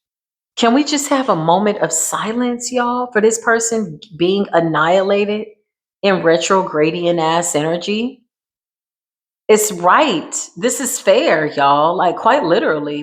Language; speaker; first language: English; native; English